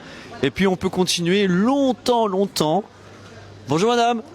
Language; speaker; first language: French; native; French